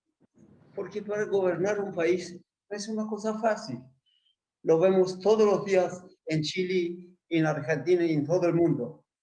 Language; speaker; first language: Spanish; non-native, fluent; Persian